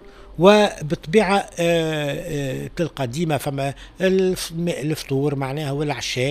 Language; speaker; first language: Arabic; native; Arabic